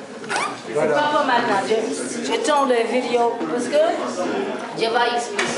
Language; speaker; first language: French; non-native, fluent; English